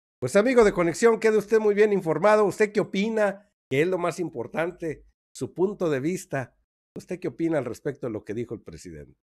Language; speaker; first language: Spanish; native; Spanish